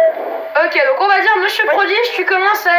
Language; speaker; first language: French; native; French